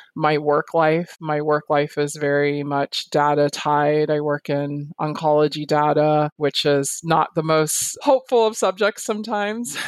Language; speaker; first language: English; native; English